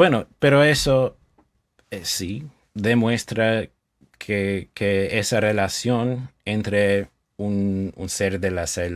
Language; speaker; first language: Spanish; non-native, fluent; English